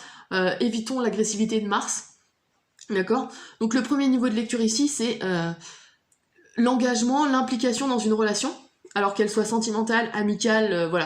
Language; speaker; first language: French; native; French